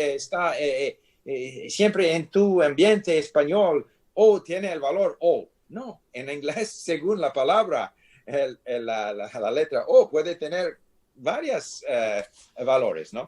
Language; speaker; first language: Spanish; non-native, fluent; English